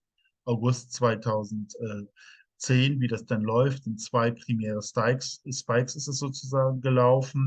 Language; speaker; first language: German; native; German